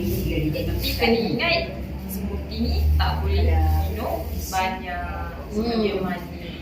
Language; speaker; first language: Malay; native; Malay